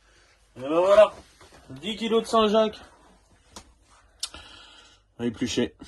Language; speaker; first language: French; native; French